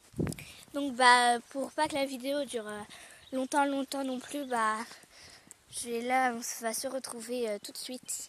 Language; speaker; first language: French; native; French